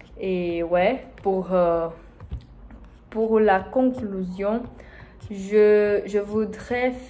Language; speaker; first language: French; non-native, learner; Spanish